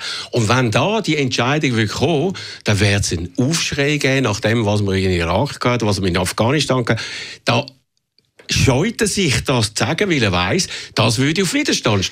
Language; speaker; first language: German; native; German